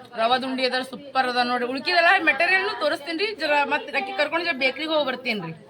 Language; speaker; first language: Kannada; native; Kannada